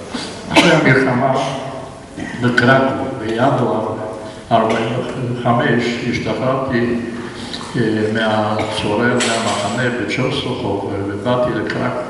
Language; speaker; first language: Hebrew; non-native, fluent; Polish